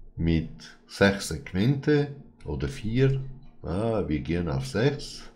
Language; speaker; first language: German; non-native, fluent; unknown